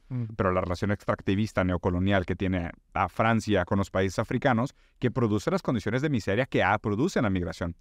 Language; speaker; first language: Spanish; non-native, fluent; Portuguese